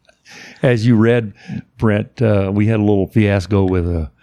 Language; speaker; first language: English; native; English